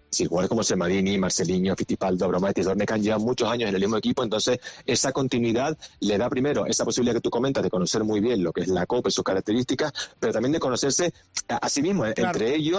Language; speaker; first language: Spanish; native; Spanish